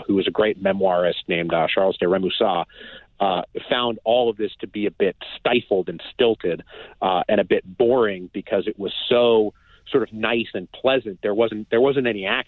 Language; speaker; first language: English; native; English